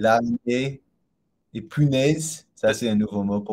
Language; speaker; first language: French; non-native, learner; English